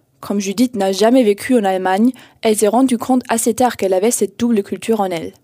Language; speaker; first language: French; native; French